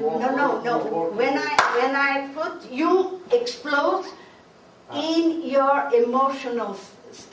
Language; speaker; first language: English; non-native, learner; Portuguese